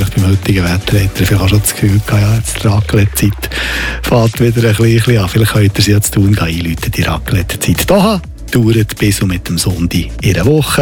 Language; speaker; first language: German; native; German